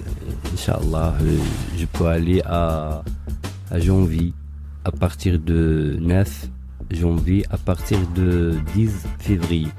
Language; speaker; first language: French; non-native, local second language; Arabic